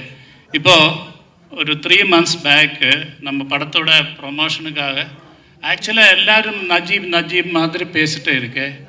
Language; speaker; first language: Tamil; non-native, learner; Malayalam